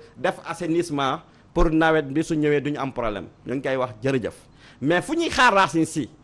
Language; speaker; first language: Wolof; non-native, local second language; Fula